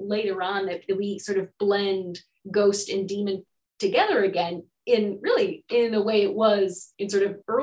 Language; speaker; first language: English; native; English